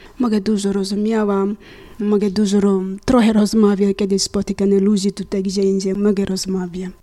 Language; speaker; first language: Polish; non-native, learner; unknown